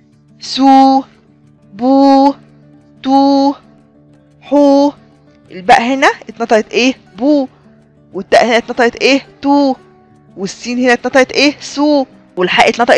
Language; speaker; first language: Arabic; native; Arabic